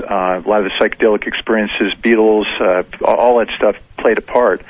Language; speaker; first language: English; native; English